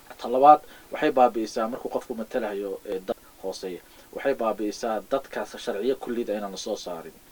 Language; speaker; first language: Somali; native; Somali